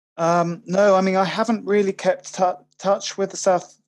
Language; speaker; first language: English; native; English